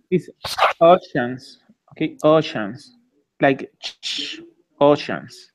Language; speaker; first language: English; non-native, fluent; Spanish